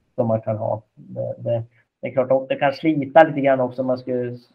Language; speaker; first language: Swedish; native; Swedish